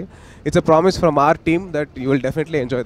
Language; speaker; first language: Telugu; native; Telugu